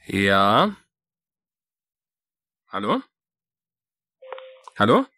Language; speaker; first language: German; native; German